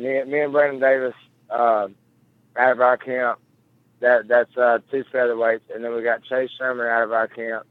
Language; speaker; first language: English; native; English